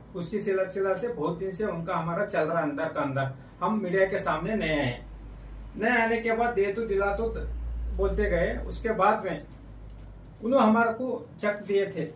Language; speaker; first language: Hindi; non-native, local second language; Kannada